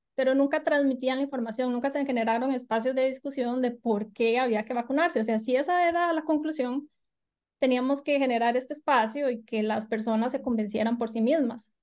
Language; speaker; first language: Spanish; native; Spanish